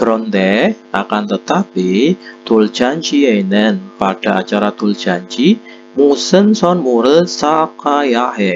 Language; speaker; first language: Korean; non-native, fluent; Indonesian